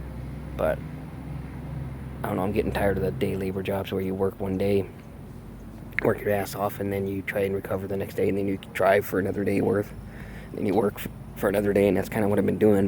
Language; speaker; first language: English; native; English